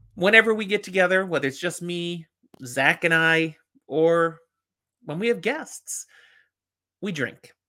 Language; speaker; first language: English; native; English